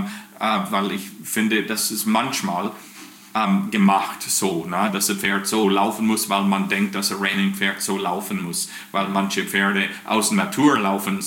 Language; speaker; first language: German; non-native, fluent; English